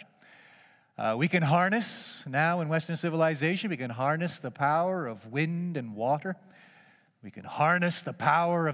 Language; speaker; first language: English; native; English